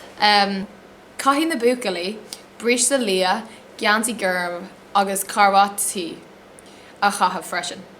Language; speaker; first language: Irish; non-native, local second language; English